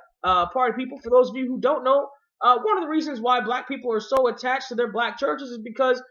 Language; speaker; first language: English; native; English